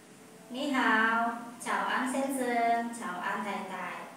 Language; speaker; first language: Chinese; non-native, learner; Indonesian